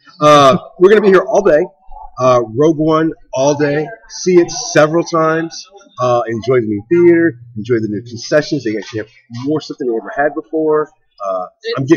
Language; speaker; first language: English; native; English